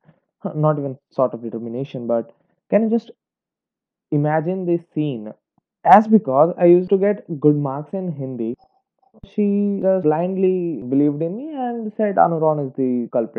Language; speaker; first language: English; non-native, local second language; Hindi